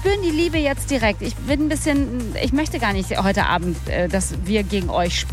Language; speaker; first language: German; native; German